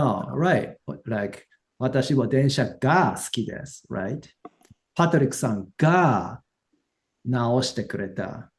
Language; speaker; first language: Japanese; non-native, fluent; English